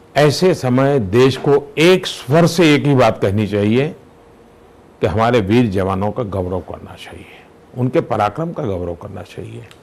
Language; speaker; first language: Hindi; non-native, local second language; Gujarati